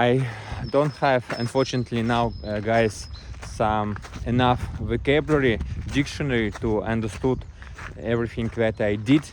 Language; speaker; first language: English; non-native, learner; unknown